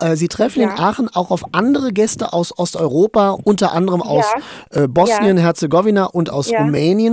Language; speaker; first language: German; native; German